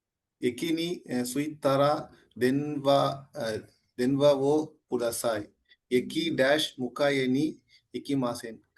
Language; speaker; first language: Japanese; non-native, learner; Tamil